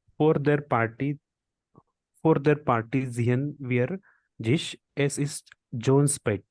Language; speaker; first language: German; non-native, learner; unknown